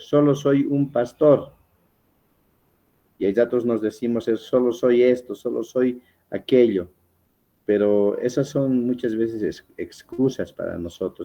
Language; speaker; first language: Spanish; native; Spanish